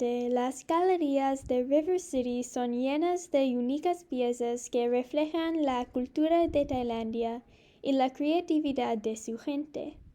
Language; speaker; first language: Spanish; non-native, learner; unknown